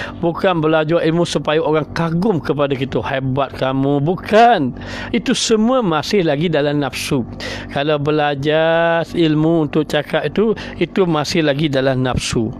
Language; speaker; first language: Malay; native; Malay